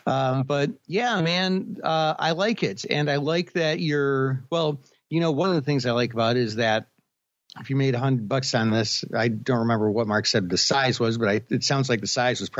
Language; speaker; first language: English; native; English